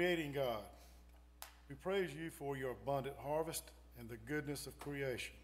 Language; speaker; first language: English; native; English